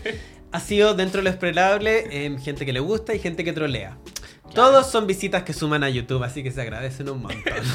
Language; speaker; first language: Spanish; native; Spanish